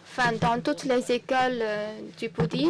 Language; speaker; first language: French; non-native, fluent; Chinese